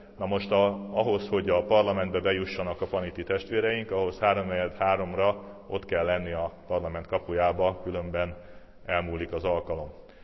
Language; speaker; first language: Hungarian; native; Hungarian